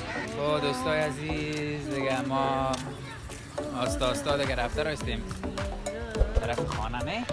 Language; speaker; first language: Persian; native; Persian